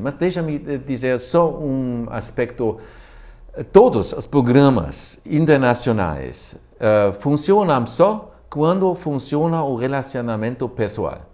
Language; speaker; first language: Portuguese; non-native, fluent; German